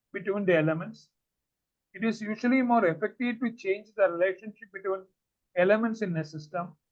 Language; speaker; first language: English; non-native, local second language; Malayalam